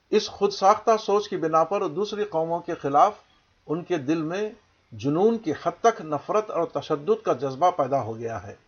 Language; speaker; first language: Urdu; native; Urdu